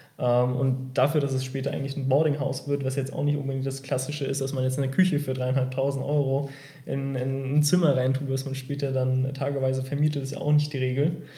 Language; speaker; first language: German; early bilingual, other home language; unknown